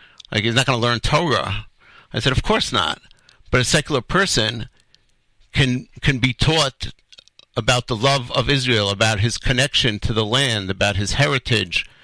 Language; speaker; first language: English; native; English